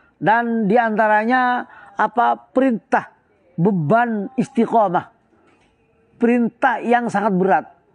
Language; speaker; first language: Indonesian; non-native, local second language; Madurese